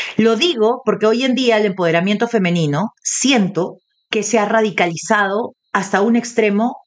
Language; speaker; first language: Spanish; native; Spanish